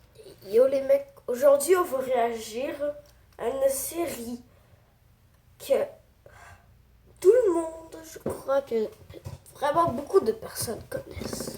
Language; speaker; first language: French; native; French